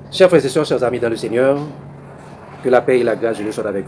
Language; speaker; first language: French; non-native, local second language; Haitian Creole